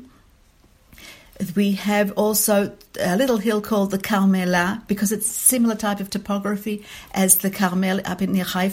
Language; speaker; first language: English; native; English